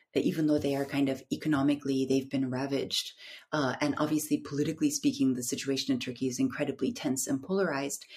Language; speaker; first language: English; non-native, fluent; Turkish